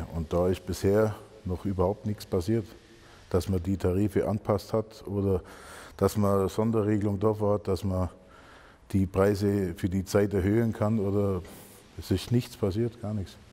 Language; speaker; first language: German; native; German